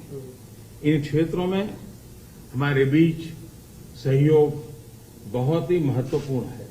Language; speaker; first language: Hindi; native; Hindi